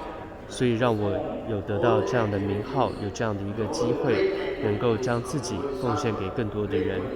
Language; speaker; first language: Chinese; native; Chinese